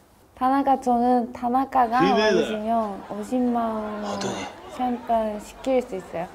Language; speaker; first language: Korean; non-native, fluent; Japanese